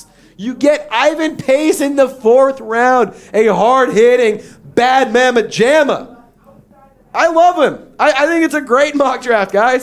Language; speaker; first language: English; native; English